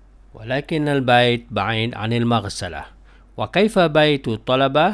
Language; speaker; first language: Arabic; non-native, fluent; Malay